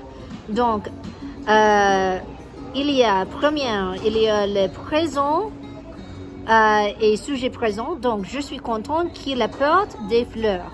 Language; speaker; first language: French; non-native, learner; English